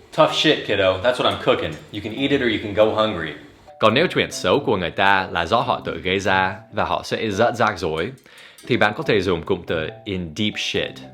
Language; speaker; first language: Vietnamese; non-native, fluent; English